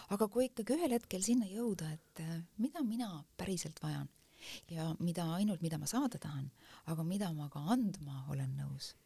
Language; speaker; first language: Estonian; native; Estonian